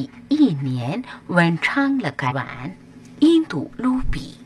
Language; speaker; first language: Chinese; non-native, learner; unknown